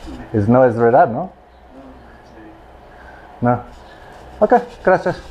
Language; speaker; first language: Spanish; non-native, learner; English